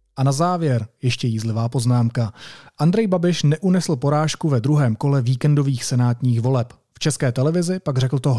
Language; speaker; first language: Czech; native; Czech